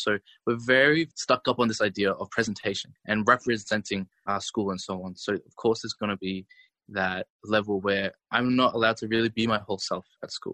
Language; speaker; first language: English; native; English